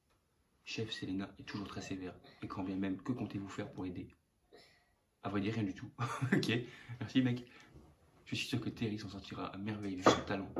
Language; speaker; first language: French; native; French